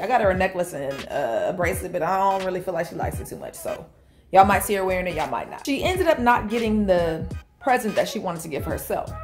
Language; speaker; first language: English; native; English